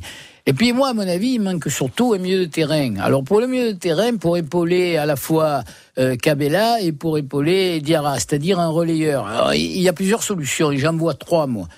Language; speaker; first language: French; native; French